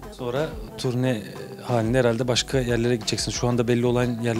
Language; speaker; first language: Turkish; native; Turkish